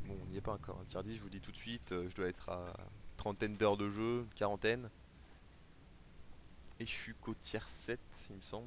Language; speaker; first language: French; native; French